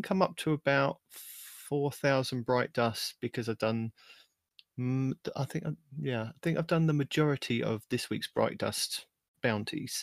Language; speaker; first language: English; native; English